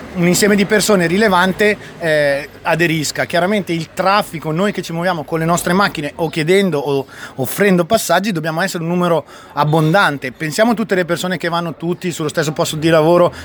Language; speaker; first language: Italian; native; Italian